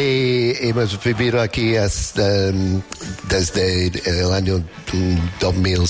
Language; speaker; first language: Spanish; non-native, fluent; English